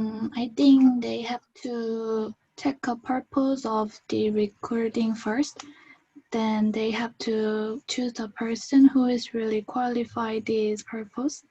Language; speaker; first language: English; non-native, learner; Korean